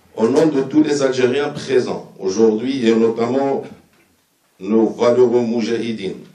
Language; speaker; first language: French; non-native, local second language; Arabic